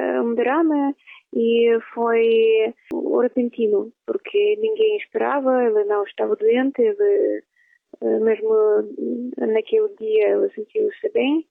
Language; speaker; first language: Portuguese; non-native, fluent; Russian